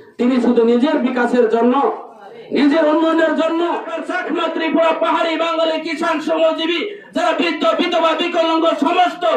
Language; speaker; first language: Bangla; non-native, local second language; Kok Borok